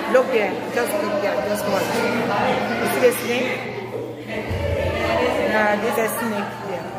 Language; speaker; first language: English; non-native, learner; French